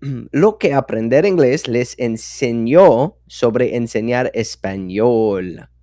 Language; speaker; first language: Spanish; non-native, fluent; English